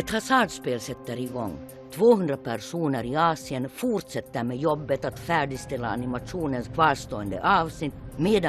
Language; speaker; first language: Swedish; native; Swedish